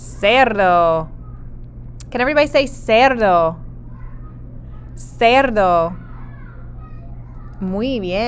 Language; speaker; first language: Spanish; non-native, fluent; English